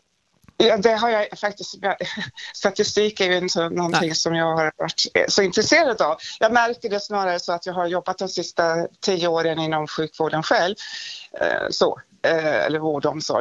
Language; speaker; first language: Swedish; native; Swedish